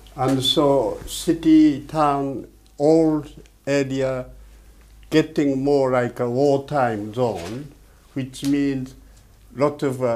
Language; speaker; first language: English; non-native, fluent; Japanese